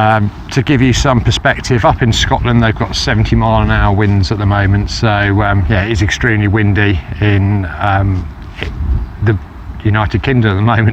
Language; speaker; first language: English; native; English